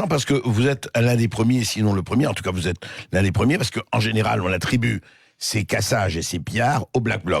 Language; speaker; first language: French; native; French